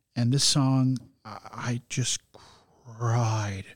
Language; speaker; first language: English; native; English